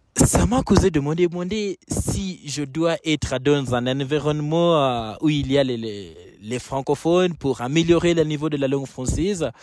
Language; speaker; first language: French; non-native, fluent; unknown